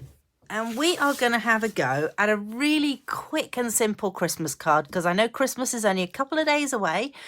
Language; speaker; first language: English; native; English